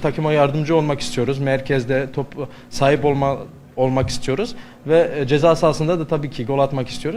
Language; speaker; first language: Turkish; non-native, learner; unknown